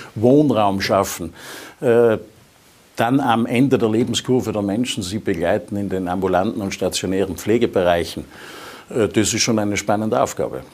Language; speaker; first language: German; native; German